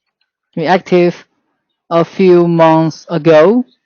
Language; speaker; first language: English; non-native, learner; Chinese